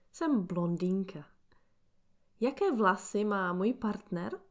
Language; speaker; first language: Czech; native; Czech